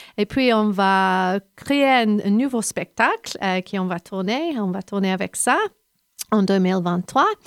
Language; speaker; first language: French; non-native, fluent; English